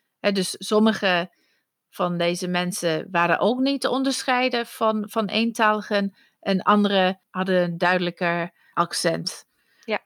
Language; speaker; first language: Dutch; non-native, fluent; English